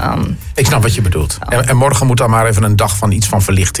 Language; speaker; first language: Dutch; native; Dutch